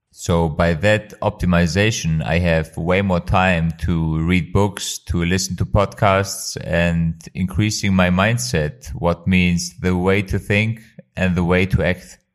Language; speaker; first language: English; non-native, fluent; Albanian